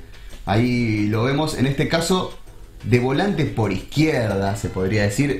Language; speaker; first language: Spanish; native; Spanish